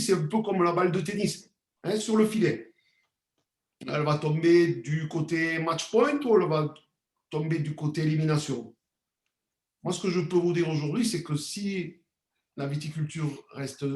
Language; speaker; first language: French; native; French